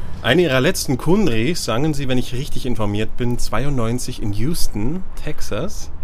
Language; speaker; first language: German; native; German